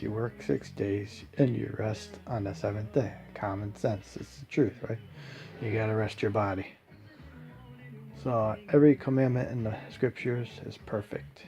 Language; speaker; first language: English; native; English